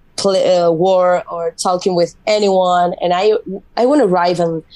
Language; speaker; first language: English; non-native, fluent; Spanish